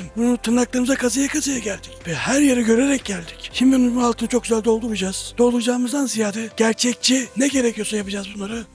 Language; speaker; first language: Turkish; native; Turkish